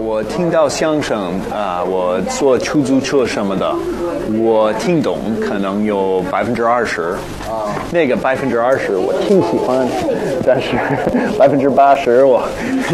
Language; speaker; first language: Chinese; non-native, fluent; English